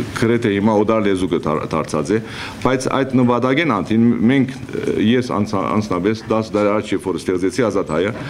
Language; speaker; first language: Armenian; early bilingual, heritage; Armenian